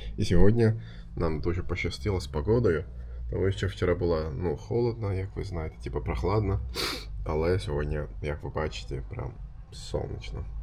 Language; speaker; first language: Ukrainian; non-native, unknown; Turkish